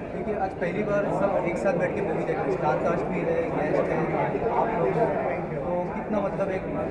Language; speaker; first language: Hindi; native; Hindi